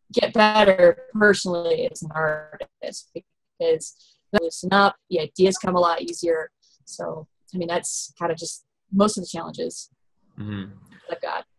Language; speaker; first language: English; native; English